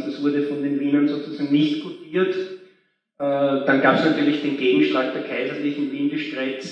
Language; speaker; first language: German; native; German